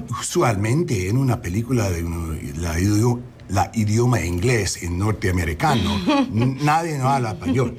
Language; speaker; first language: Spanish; early bilingual, heritage; English